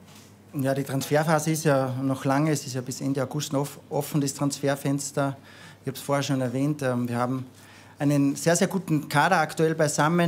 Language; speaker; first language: German; native; German